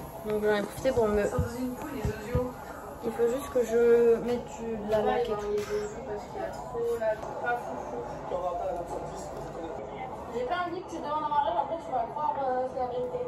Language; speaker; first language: French; native; French